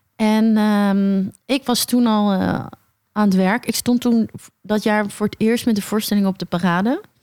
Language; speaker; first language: Dutch; native; Dutch